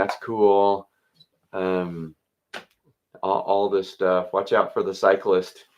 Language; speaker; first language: English; native; English